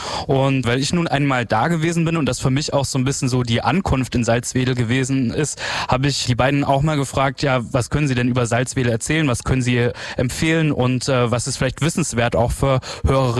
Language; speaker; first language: German; native; German